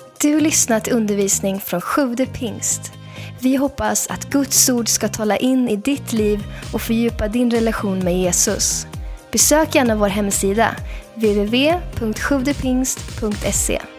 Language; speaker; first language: Swedish; native; Swedish